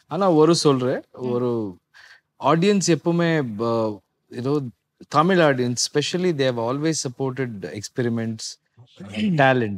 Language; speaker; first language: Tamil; non-native, local second language; Kannada